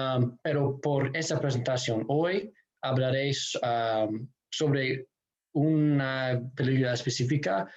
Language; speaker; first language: Spanish; non-native, fluent; English